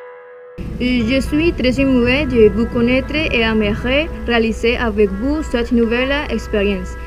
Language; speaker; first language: French; non-native, learner; Spanish